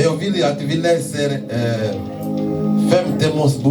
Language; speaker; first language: Swedish; non-native, fluent; Lingala